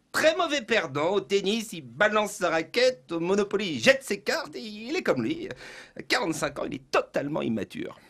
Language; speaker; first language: French; native; French